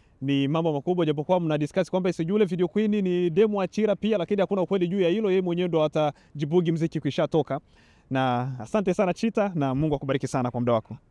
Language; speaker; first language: Swahili; native; Swahili